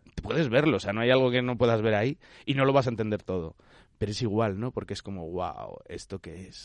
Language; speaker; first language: Spanish; native; Spanish